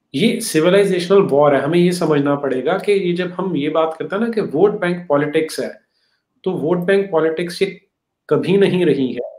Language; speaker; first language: Hindi; native; Hindi